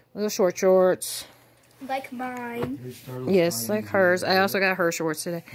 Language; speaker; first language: English; native; English